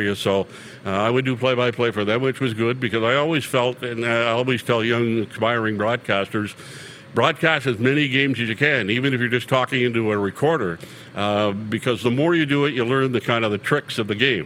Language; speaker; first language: English; native; English